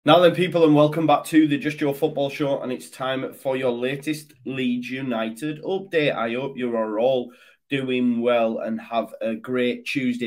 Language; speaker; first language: English; native; English